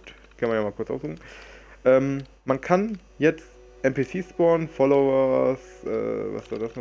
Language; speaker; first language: German; native; German